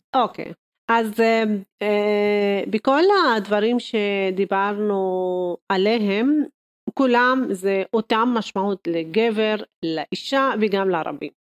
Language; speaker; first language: Hebrew; non-native, local second language; Arabic